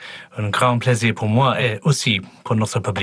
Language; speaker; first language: French; non-native, learner; English